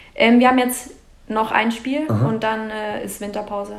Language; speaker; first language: German; native; German